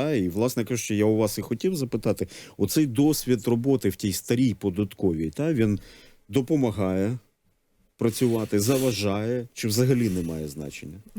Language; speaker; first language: Ukrainian; native; Ukrainian